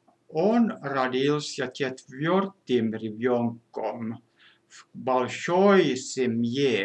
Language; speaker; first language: Russian; non-native, fluent; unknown